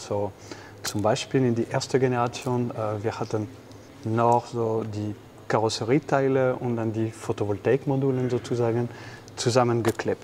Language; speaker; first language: German; non-native, fluent; French